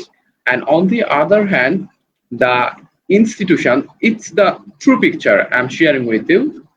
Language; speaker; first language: English; non-native, learner; Bangla